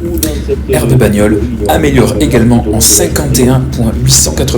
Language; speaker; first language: French; native; French